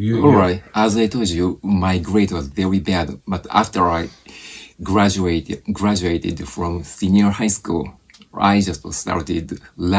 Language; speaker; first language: English; non-native, fluent; Japanese